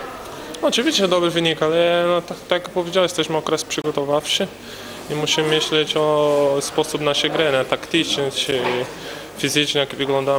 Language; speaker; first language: Polish; non-native, learner; Portuguese